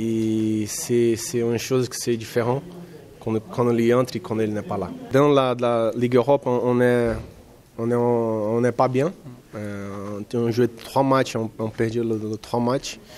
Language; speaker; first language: French; non-native, fluent; Czech